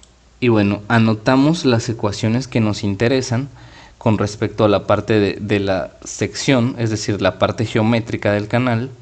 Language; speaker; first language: Spanish; native; Spanish